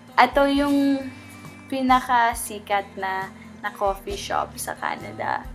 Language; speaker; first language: Filipino; early bilingual, heritage; Filipino